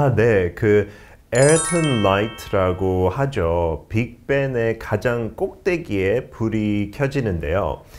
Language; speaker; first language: Korean; non-native, fluent; English